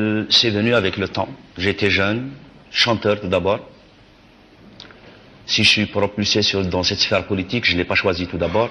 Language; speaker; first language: French; non-native, local second language; Kabyle